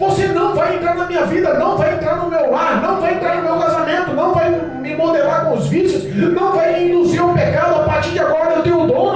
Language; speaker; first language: Portuguese; native; Portuguese